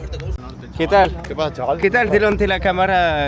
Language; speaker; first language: Spanish; non-native, learner; French